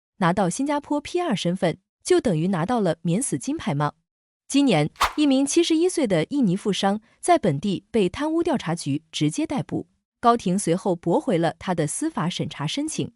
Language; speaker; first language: Chinese; native; Chinese